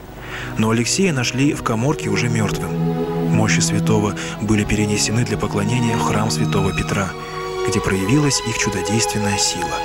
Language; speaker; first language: Russian; native; Russian